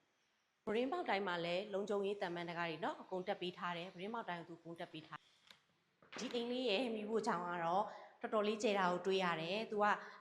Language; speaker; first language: Burmese; native; Burmese